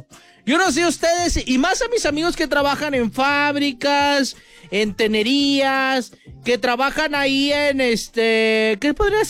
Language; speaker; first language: Spanish; native; Spanish